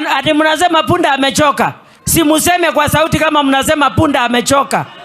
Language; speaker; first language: Swahili; non-native, local second language; Kamba